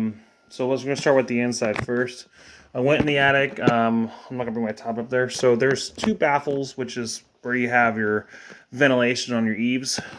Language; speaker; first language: English; native; English